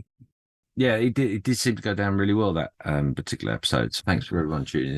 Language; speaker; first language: English; native; English